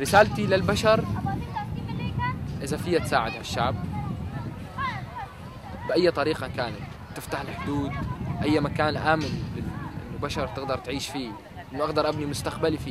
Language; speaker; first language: Arabic; native; Arabic